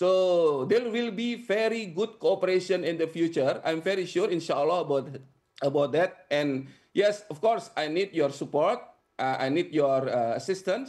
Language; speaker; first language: English; non-native, fluent; Indonesian